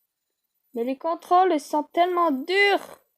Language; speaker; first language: French; native; French